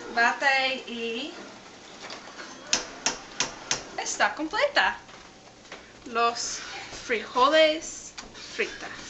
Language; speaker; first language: Spanish; non-native, learner; English